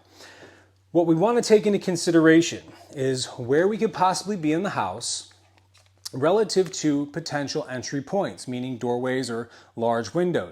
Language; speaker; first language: English; native; English